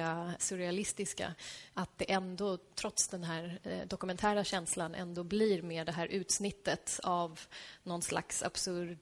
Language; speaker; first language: Swedish; native; Swedish